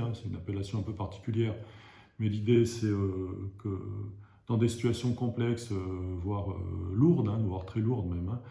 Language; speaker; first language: French; native; French